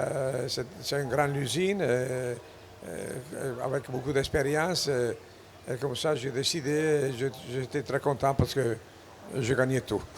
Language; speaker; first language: French; non-native, fluent; Italian